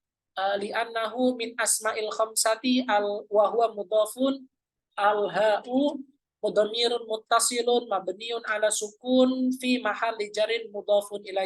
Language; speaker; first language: Arabic; non-native, fluent; Indonesian